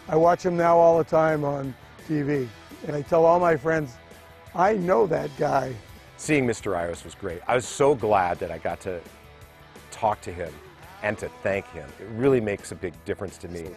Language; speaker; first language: English; native; English